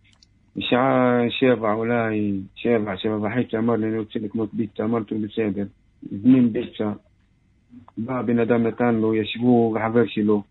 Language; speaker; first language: Hebrew; non-native, local second language; Arabic